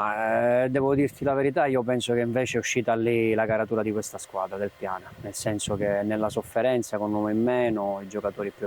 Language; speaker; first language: Italian; native; Italian